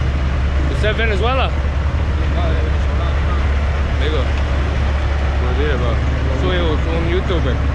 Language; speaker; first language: Spanish; non-native, learner; English